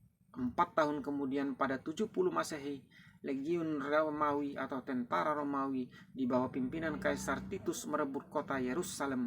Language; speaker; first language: Indonesian; native; Indonesian